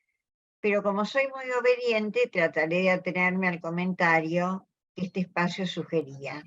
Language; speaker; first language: Spanish; native; Spanish